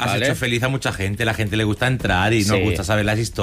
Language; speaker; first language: Spanish; native; Spanish